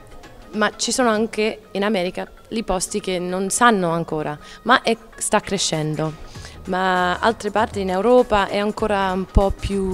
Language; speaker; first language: Italian; non-native, learner; English